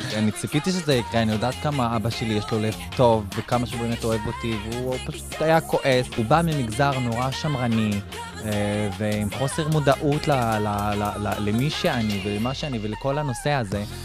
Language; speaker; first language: Hebrew; non-native, local second language; Arabic